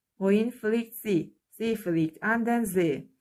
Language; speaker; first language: German; non-native, fluent; Turkish